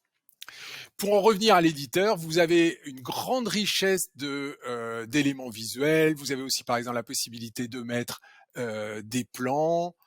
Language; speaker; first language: French; native; French